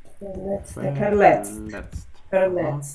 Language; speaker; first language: German; non-native, learner; Ukrainian